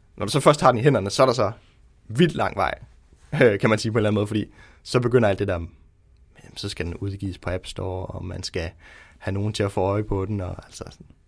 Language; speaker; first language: Danish; native; Danish